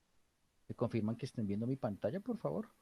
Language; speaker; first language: Spanish; native; Spanish